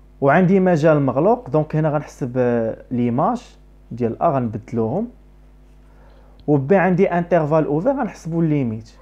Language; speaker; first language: Arabic; native; Arabic